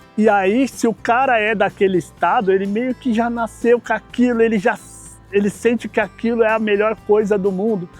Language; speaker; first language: Portuguese; native; Portuguese